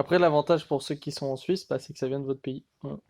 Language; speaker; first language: French; native; French